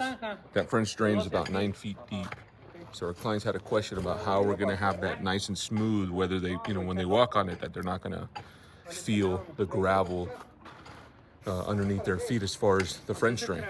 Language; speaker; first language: English; native; English